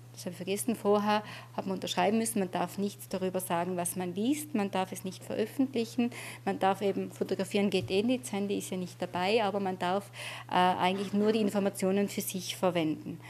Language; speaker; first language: German; native; German